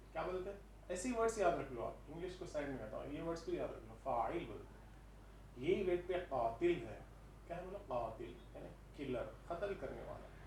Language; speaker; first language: Urdu; native; Urdu